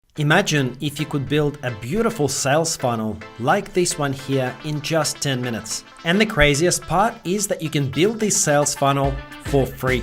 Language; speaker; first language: English; native; English